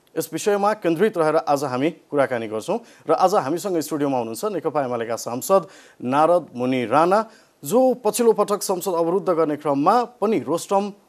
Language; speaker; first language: Nepali; native; Nepali